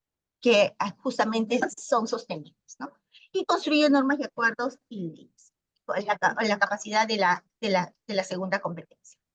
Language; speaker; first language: Spanish; native; Spanish